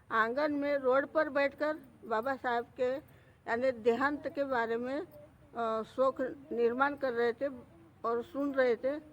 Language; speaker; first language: Hindi; non-native, local second language; Marathi